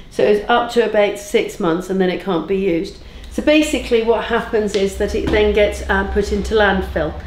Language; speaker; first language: English; native; English